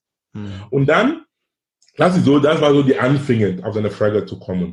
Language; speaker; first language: German; non-native, fluent; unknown